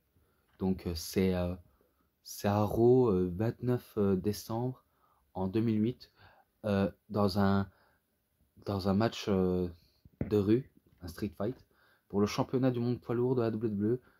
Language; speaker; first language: French; native; French